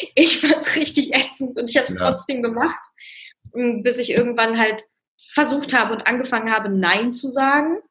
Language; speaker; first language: German; early bilingual, other home language; Russian